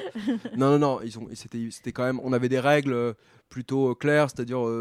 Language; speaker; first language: French; native; French